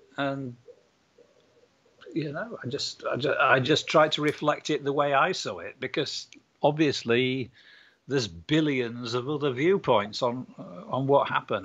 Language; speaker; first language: English; native; English